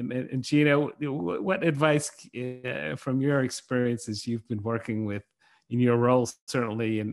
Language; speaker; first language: English; native; English